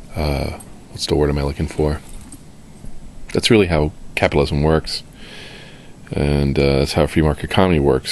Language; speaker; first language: English; native; English